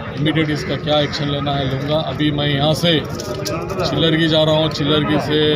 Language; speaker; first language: Hindi; non-native, local second language; Urdu